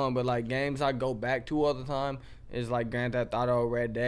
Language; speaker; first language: English; native; English